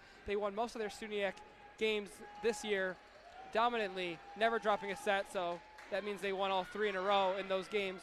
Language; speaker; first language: English; native; English